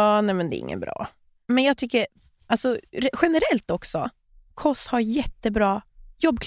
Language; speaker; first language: Swedish; native; Swedish